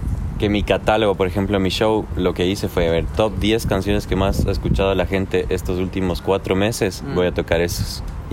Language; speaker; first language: Spanish; native; Spanish